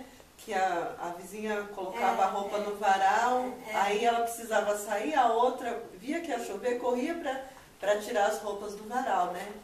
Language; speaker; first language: Portuguese; native; Portuguese